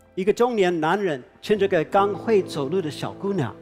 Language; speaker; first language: Chinese; non-native, fluent; English